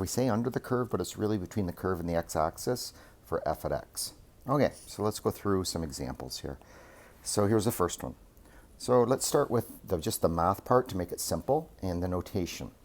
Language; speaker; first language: English; native; English